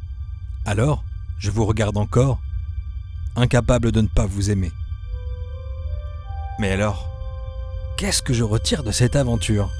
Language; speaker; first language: French; native; French